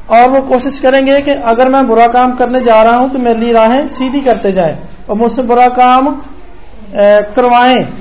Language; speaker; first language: Urdu; non-native, local second language; Punjabi